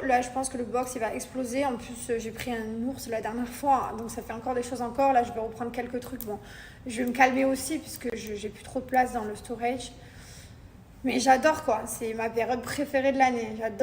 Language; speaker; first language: French; native; French